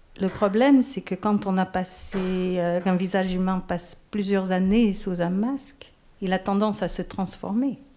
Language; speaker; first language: French; non-native, fluent; English